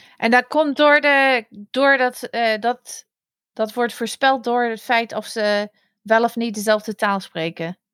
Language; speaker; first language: Dutch; non-native, fluent; English